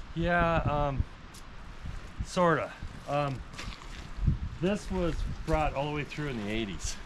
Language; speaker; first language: English; native; English